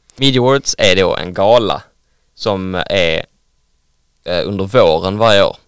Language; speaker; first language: Swedish; native; Swedish